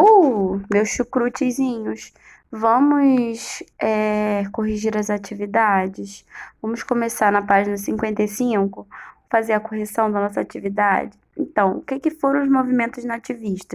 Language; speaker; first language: Portuguese; native; Portuguese